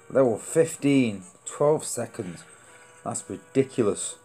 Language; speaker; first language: English; native; English